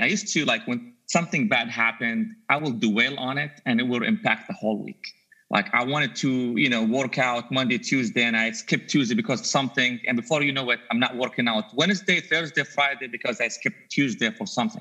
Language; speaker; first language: English; non-native, fluent; Arabic